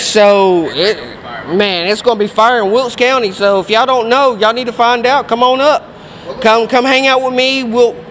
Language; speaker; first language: English; native; English